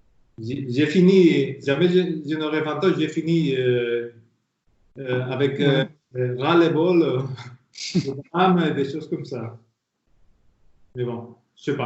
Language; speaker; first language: French; non-native, fluent; Spanish